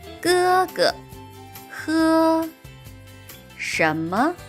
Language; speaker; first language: Chinese; non-native, learner; Thai